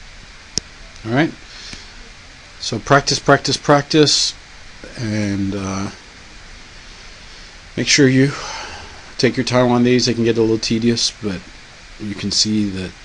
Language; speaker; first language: English; native; English